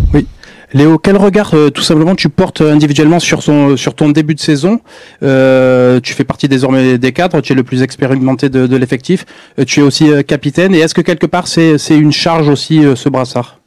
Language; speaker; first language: French; native; French